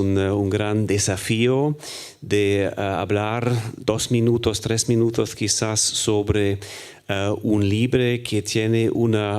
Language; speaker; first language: Spanish; non-native, fluent; German